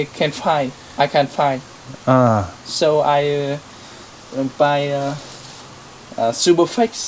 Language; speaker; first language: English; non-native, learner; Vietnamese